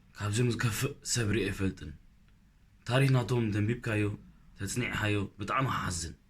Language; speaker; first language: Tigrinya; early bilingual, heritage; Tigrinya